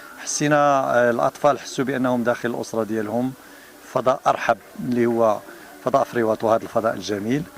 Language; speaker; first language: Arabic; native; Arabic